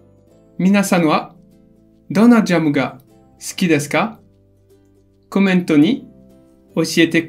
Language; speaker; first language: Japanese; non-native, fluent; French